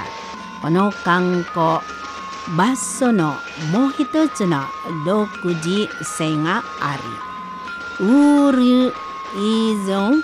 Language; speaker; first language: Japanese; non-native, learner; Indonesian